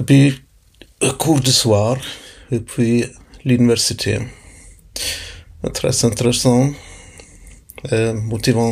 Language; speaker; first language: French; non-native, fluent; Swedish